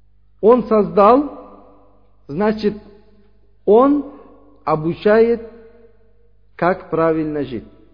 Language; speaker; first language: Russian; non-native, learner; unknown